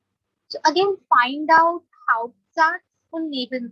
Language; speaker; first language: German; non-native, fluent; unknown